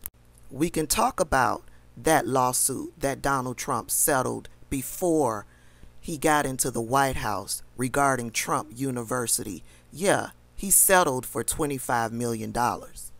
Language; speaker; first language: English; native; English